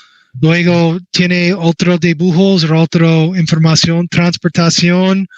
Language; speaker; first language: Spanish; non-native, learner; English